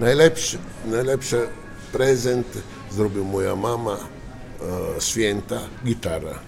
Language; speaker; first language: Polish; non-native, learner; Italian